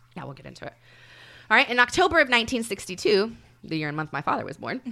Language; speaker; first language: English; native; English